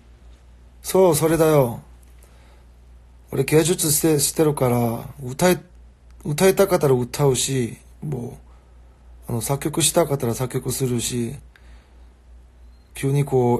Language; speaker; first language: Japanese; non-native, fluent; Korean